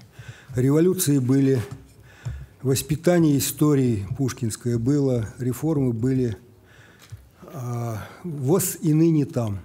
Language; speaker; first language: Russian; native; Russian